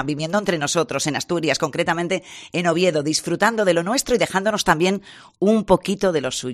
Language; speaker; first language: Spanish; native; Spanish